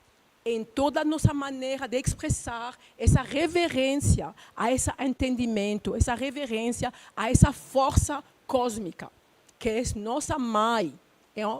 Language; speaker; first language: Portuguese; non-native, learner; Luba-Lulua